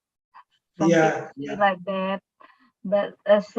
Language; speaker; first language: English; non-native, local second language; Indonesian